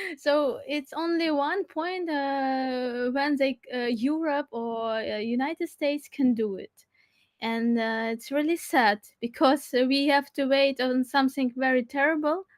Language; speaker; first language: English; non-native, learner; Crimean Tatar